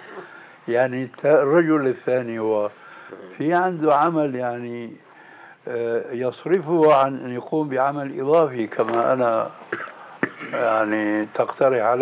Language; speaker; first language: Arabic; native; Arabic